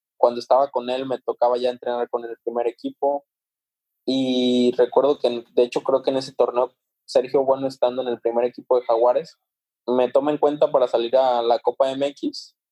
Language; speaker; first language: Spanish; native; Spanish